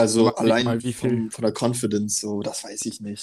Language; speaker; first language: German; native; German